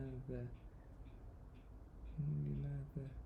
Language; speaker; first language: Arabic; non-native, learner; English